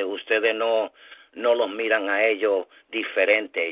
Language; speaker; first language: Spanish; early bilingual, heritage; English